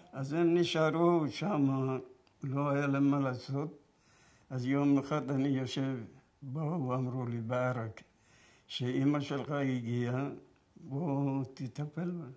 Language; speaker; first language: Hebrew; non-native, fluent; Persian